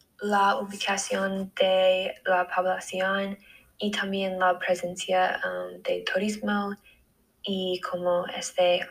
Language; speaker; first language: Spanish; non-native, learner; English